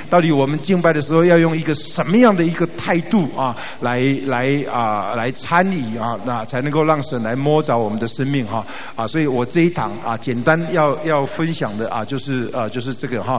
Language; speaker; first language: Chinese; native; Chinese